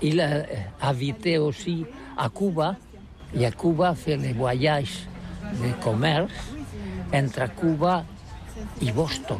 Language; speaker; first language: French; non-native, learner; Catalan